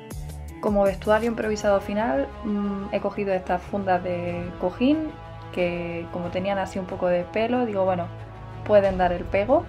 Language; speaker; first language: Spanish; native; Spanish